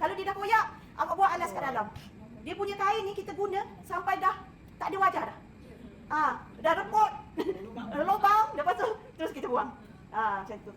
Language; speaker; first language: Malay; native; Malay